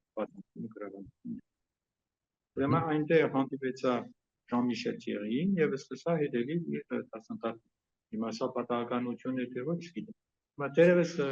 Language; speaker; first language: Armenian; early bilingual, heritage; Armenian